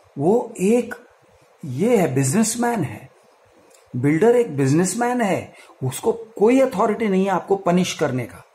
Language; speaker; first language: Hindi; non-native, local second language; Kannada